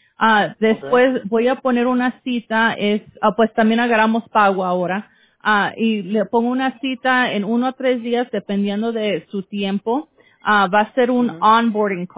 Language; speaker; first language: Spanish; early bilingual, heritage; Spanish